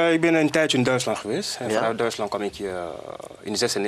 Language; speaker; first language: Dutch; non-native, fluent; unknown